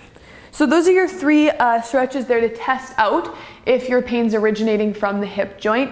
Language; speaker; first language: English; native; English